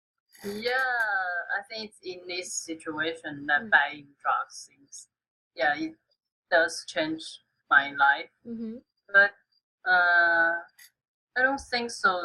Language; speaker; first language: English; non-native, fluent; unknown